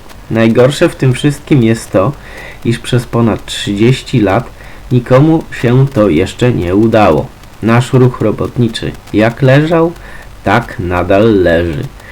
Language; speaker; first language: Polish; native; Polish